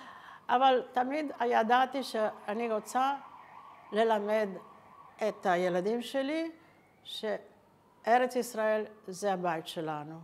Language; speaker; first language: Hebrew; non-native, fluent; Italian